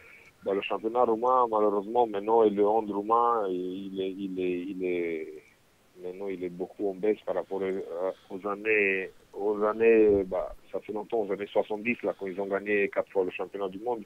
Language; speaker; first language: French; non-native, fluent; Romanian